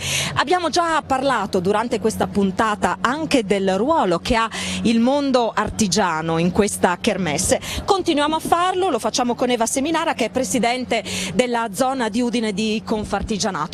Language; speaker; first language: Italian; native; Italian